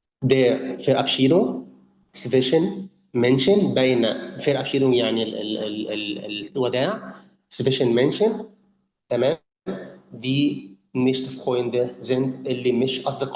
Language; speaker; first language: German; non-native, fluent; Arabic